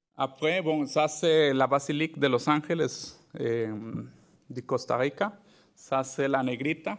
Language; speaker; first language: French; non-native, fluent; Spanish